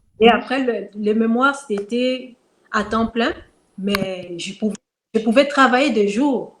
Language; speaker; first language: French; non-native, local second language; Kongo